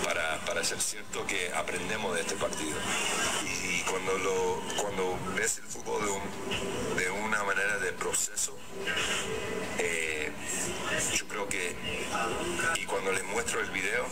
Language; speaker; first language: Spanish; non-native, fluent; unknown